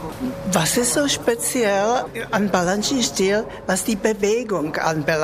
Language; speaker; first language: German; non-native, learner; Japanese